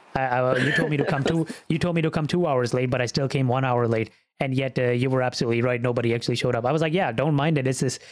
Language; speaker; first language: English; early bilingual, other home language; Urdu